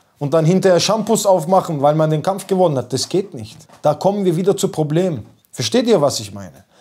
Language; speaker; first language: German; early bilingual, other home language; Turkish